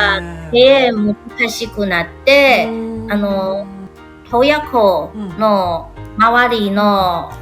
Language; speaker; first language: Japanese; non-native, learner; Chinese